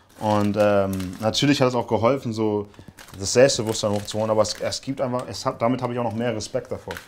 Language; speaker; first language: German; early bilingual, other home language; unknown